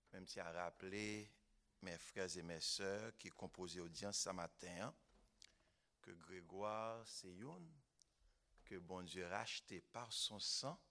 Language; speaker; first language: French; non-native, local second language; Haitian Creole